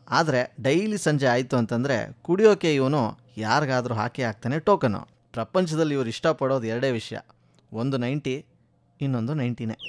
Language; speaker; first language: Kannada; native; Kannada